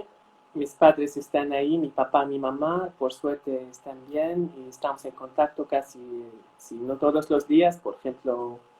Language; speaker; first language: Spanish; non-native, fluent; Arabic